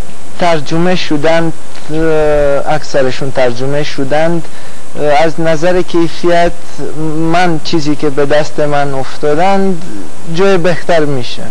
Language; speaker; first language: Persian; non-native, fluent; Romanian